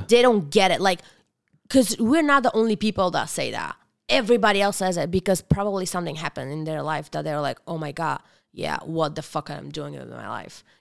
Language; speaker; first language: English; non-native, fluent; Bulgarian